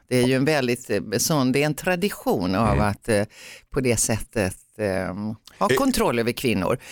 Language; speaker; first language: Swedish; native; Swedish